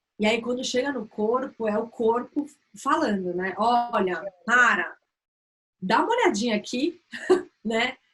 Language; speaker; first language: Portuguese; native; Portuguese